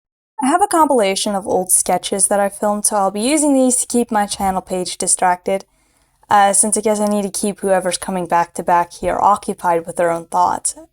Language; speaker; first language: English; native; English